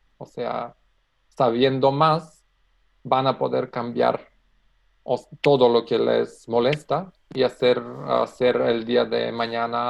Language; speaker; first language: Spanish; non-native, learner; Macedonian